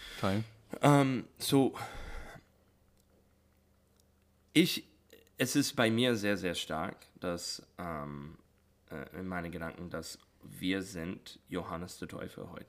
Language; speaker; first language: German; non-native, learner; English